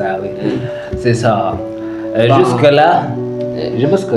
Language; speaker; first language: French; non-native, learner; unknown